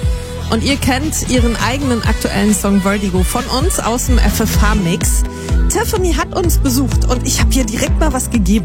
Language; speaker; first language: German; native; German